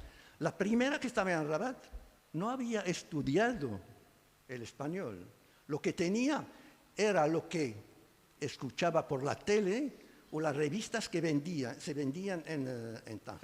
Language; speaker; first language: Spanish; non-native, fluent; Arabic